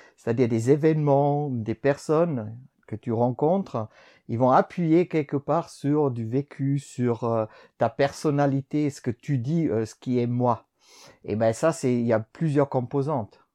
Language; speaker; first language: French; non-native, fluent; German